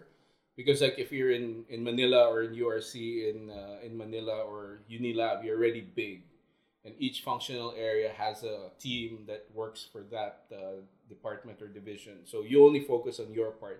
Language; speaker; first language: English; non-native, local second language; Filipino